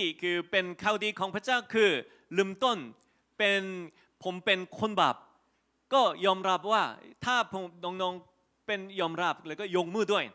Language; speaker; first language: Thai; non-native, fluent; Korean